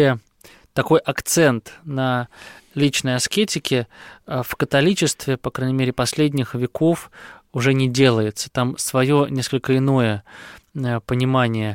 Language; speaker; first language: Russian; native; Russian